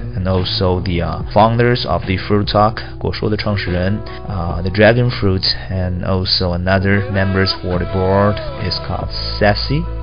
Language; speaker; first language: English; non-native, fluent; Chinese